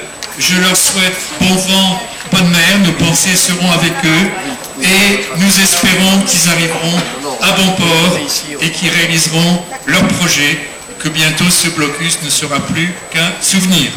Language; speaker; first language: French; native; French